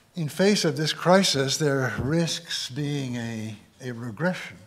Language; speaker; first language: English; native; English